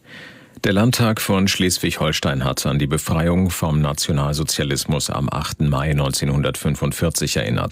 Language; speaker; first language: German; native; German